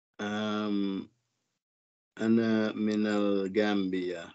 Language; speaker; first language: Arabic; non-native, learner; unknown